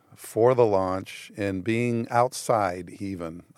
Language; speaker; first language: English; native; English